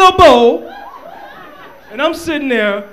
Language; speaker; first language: English; native; English